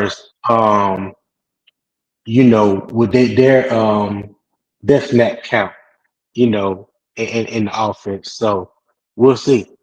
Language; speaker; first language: English; native; English